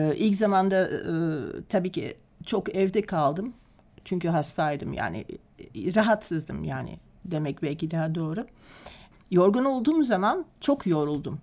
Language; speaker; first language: Turkish; non-native, fluent; Dutch